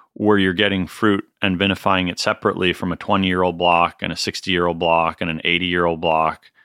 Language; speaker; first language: English; native; English